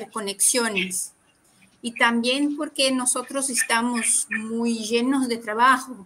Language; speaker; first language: Spanish; non-native, fluent; Portuguese